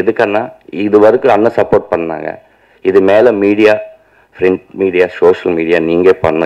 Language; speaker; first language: Tamil; non-native, learner; Telugu